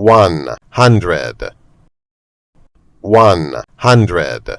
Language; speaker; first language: English; non-native, learner; Lao